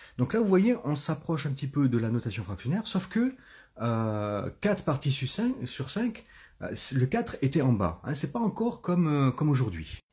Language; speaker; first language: French; native; French